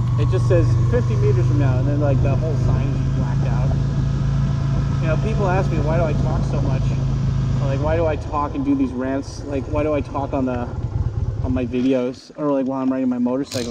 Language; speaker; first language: English; native; English